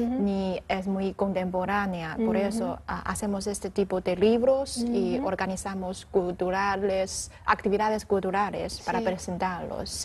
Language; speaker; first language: Spanish; non-native, learner; Chinese